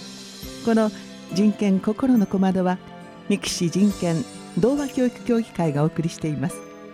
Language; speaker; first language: Japanese; native; Japanese